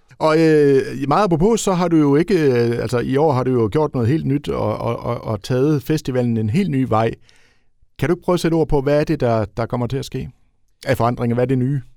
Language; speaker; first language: Danish; native; Danish